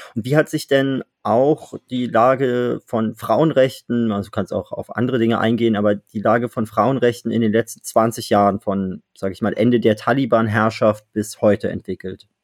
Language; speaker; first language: German; native; German